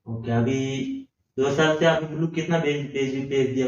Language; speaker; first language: Hindi; non-native, local second language; Telugu